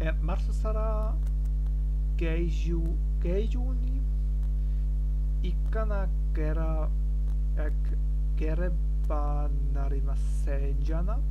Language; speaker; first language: Japanese; non-native, learner; German